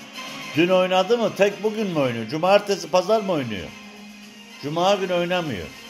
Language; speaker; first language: Turkish; native; Turkish